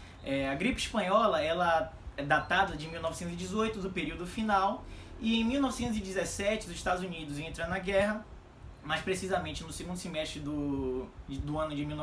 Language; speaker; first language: Portuguese; native; Portuguese